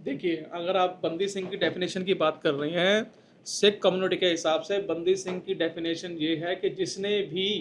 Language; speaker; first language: Hindi; non-native, local second language; Punjabi